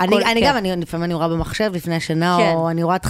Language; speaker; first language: Hebrew; native; Hebrew